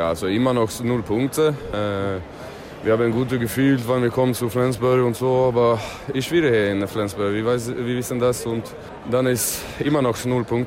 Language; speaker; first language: German; non-native, learner; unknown